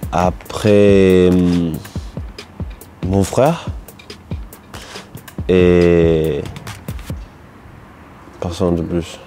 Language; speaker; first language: French; non-native, learner; Spanish